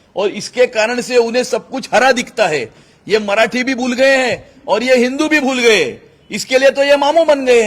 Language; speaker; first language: Hindi; non-native, local second language; Marathi